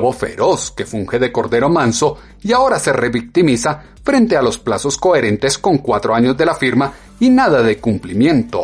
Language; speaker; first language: Spanish; native; Spanish